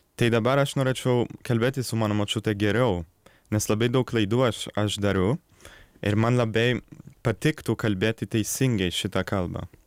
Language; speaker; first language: Lithuanian; early bilingual, heritage; German